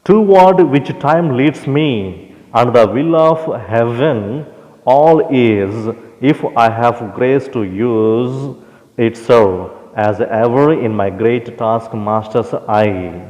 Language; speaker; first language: English; non-native, local second language; Telugu